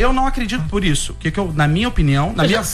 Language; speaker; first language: Portuguese; native; Portuguese